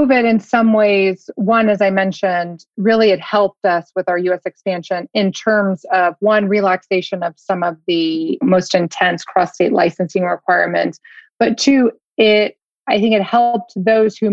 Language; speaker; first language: English; native; English